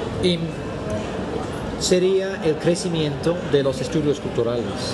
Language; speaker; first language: Spanish; non-native, fluent; English